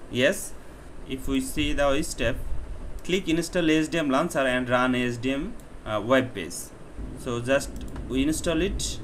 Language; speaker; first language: English; non-native, local second language; Bangla